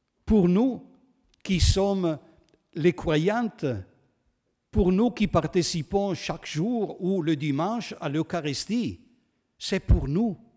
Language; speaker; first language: French; non-native, fluent; Italian